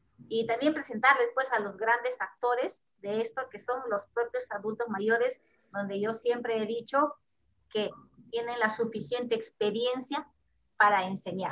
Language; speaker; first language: Spanish; native; Spanish